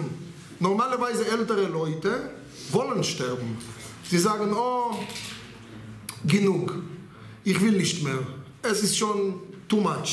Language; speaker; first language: German; non-native, learner; Hebrew